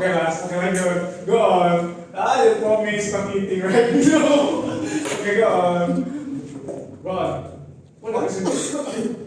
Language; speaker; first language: English; non-native, learner; Indonesian